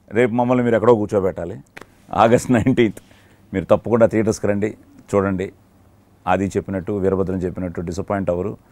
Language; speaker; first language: Telugu; native; Telugu